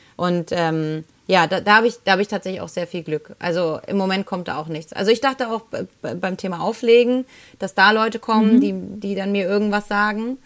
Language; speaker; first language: German; early bilingual, other home language; Spanish